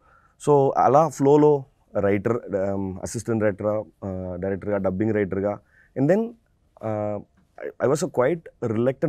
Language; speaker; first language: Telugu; non-native, local second language; Tamil